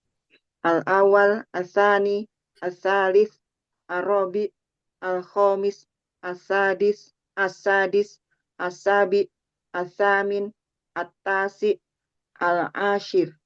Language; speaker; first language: Arabic; non-native, learner; Indonesian